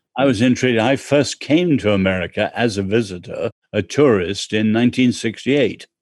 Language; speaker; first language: English; native; English